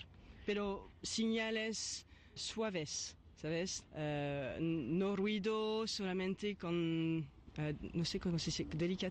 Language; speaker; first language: Spanish; non-native, fluent; French